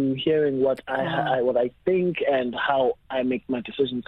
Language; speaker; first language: English; non-native, local second language; Xhosa